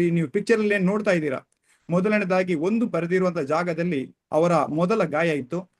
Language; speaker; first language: Kannada; native; Kannada